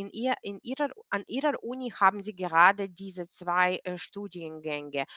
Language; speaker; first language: German; non-native, fluent; Ukrainian